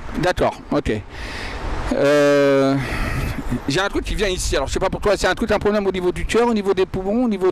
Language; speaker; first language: French; native; French